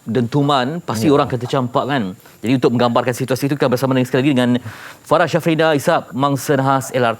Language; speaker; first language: Malay; native; Malay